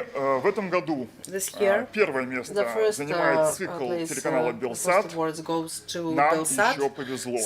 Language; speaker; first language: Russian; native; Russian